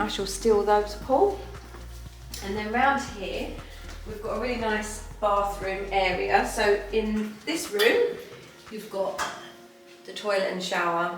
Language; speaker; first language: English; native; English